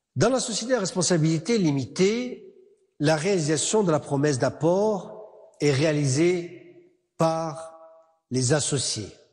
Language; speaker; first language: French; non-native, local second language; Arabic